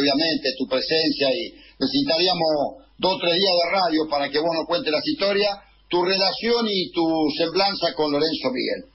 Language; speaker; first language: Spanish; native; Spanish